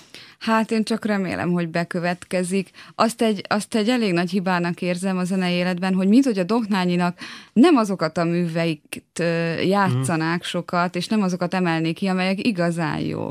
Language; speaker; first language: Hungarian; native; Hungarian